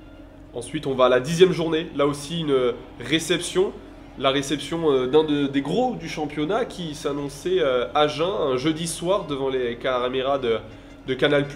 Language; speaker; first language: French; native; French